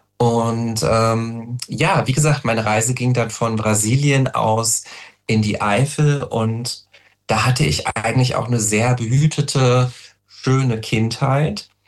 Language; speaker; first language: German; native; German